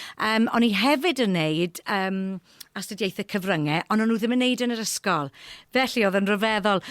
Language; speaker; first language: Welsh; non-native, local second language; English